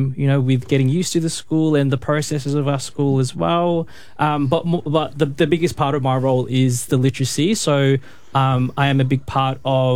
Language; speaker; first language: English; native; English